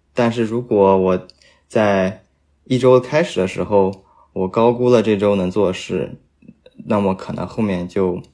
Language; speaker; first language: Chinese; native; Chinese